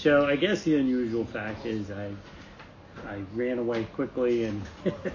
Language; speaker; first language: English; native; English